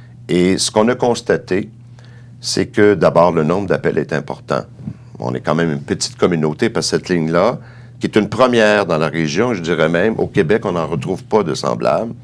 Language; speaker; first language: French; native; French